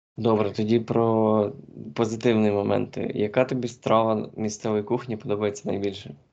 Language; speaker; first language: Ukrainian; native; Ukrainian